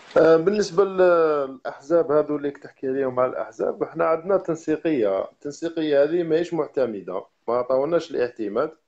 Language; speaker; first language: Arabic; native; Arabic